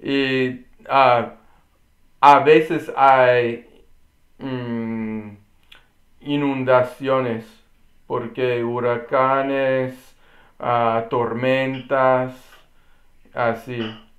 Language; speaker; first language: Spanish; non-native, learner; English